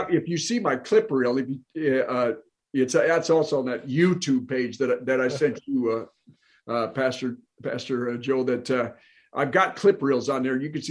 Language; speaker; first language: English; native; English